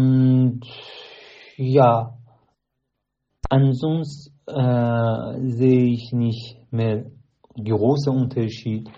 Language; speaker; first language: German; non-native, learner; Persian